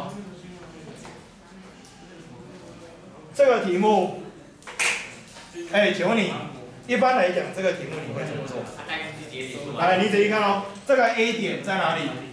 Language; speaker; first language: Chinese; native; Chinese